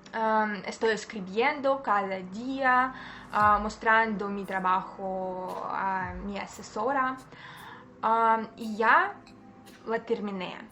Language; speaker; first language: Spanish; non-native, fluent; Russian